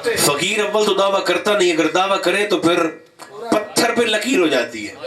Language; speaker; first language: Urdu; non-native, local second language; Punjabi